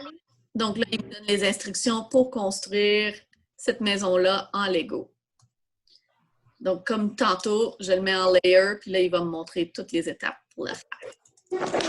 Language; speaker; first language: French; native; French